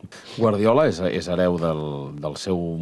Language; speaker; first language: Catalan; native; Catalan